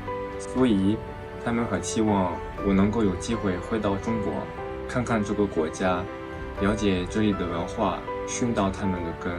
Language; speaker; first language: Chinese; early bilingual, heritage; French